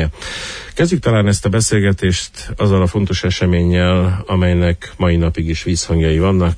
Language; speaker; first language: Hungarian; native; Hungarian